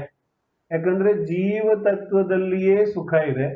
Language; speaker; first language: Kannada; non-native, local second language; Hindi